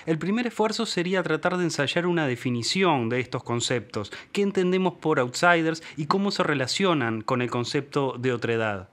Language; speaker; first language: Spanish; native; Spanish